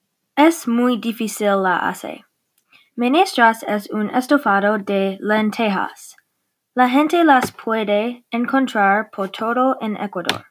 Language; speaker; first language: Spanish; non-native, learner; English